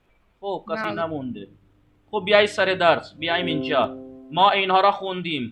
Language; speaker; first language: Persian; non-native, fluent; Urdu